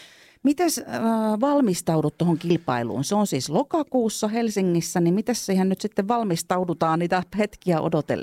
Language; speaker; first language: Finnish; native; Finnish